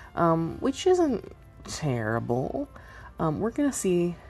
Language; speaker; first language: English; native; English